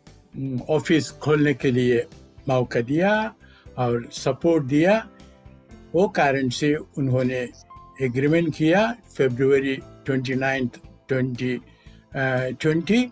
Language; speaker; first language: Hindi; non-native, local second language; Malayalam